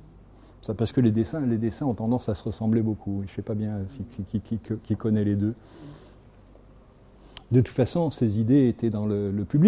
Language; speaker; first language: French; native; French